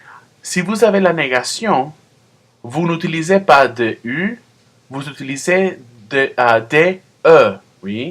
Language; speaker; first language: French; non-native, fluent; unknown